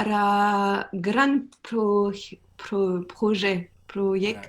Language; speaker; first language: Spanish; non-native, learner; French